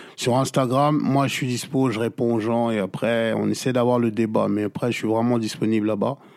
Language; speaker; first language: French; non-native, local second language; Lingala